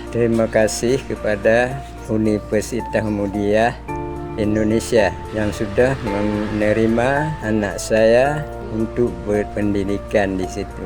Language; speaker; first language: Indonesian; non-native, local second language; Achinese